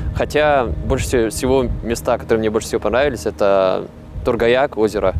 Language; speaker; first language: Russian; non-native, fluent; Arabic